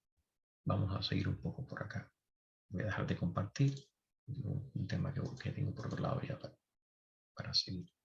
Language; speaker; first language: Spanish; native; Spanish